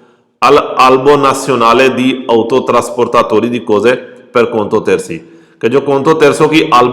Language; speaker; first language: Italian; non-native, fluent; Urdu